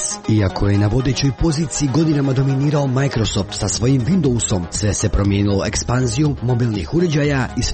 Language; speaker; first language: Croatian; native; Croatian